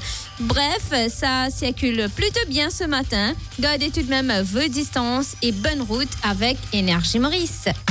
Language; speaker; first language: French; non-native, local second language; Morisyen